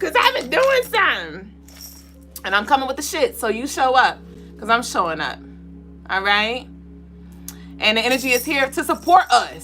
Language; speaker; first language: English; native; English